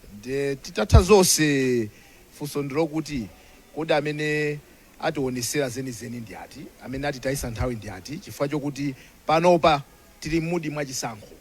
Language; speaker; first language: Nyanja; non-native, local second language; Tumbuka